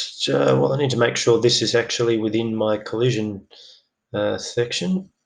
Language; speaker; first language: English; native; English